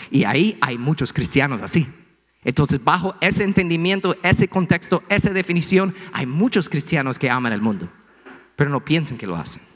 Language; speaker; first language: Spanish; non-native, fluent; English